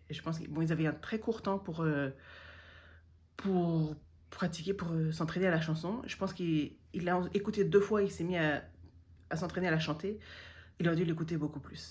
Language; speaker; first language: French; native; French